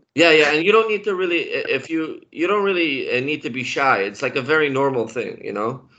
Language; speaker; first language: English; non-native, fluent; Polish